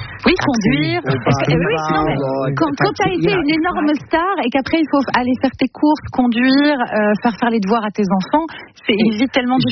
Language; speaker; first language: French; native; French